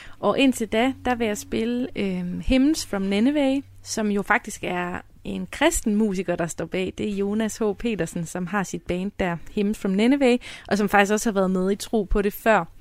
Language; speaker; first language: Danish; native; Danish